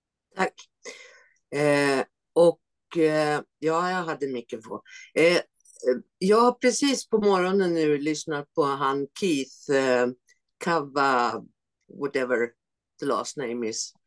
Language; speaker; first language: Swedish; native; Swedish